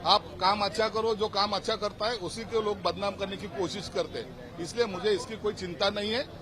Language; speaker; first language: Hindi; non-native, local second language; Marathi